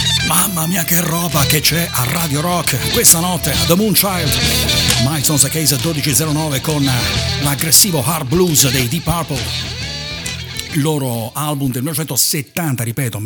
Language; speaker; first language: Italian; native; Italian